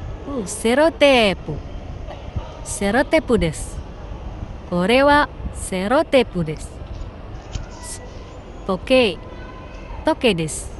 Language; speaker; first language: Japanese; non-native, fluent; Indonesian